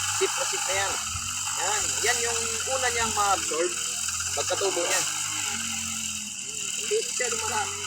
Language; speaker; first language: Filipino; non-native, local second language; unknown